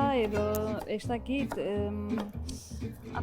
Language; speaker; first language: Basque; non-native, learner; Turkish